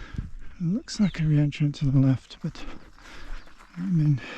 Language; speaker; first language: English; native; English